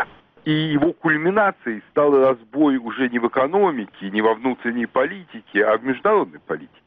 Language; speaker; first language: Russian; native; Russian